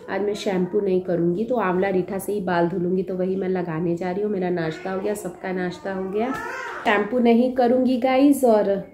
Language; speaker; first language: Hindi; native; Hindi